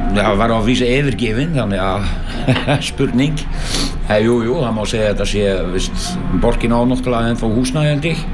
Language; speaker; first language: Icelandic; non-native, fluent; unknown